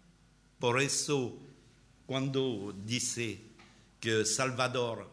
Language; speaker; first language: Spanish; non-native, learner; French